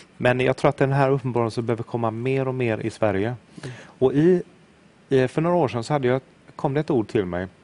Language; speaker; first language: Swedish; native; Swedish